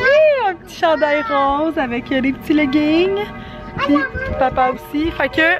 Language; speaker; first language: French; native; French